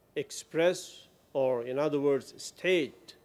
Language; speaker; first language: English; non-native, fluent; Persian